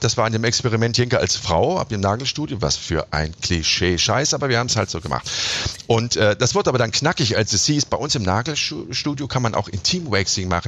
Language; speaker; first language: German; native; German